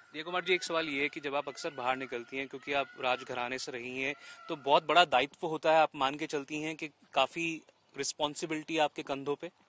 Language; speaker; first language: Hindi; native; Hindi